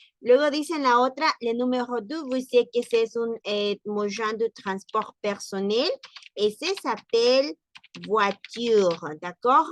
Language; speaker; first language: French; non-native, learner; Spanish